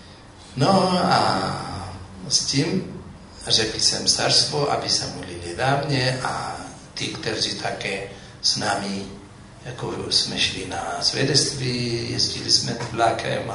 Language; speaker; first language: Czech; non-native, fluent; Amharic